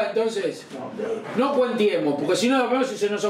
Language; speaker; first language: Spanish; native; Spanish